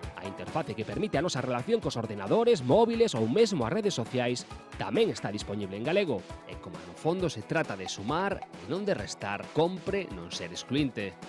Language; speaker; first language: Galician; native; Galician